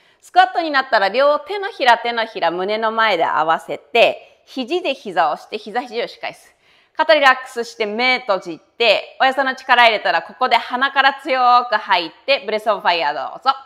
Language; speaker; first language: Japanese; native; Japanese